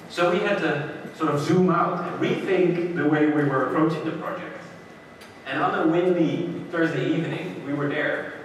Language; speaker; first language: English; non-native, fluent; Dutch